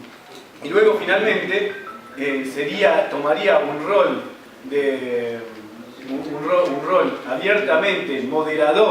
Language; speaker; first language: Spanish; native; Spanish